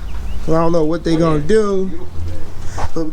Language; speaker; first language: English; native; English